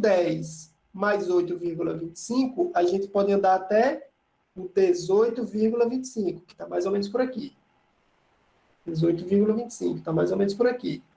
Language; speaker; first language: Portuguese; native; Portuguese